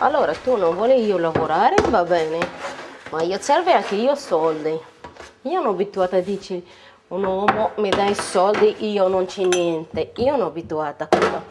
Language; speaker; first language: Italian; non-native, learner; Arabic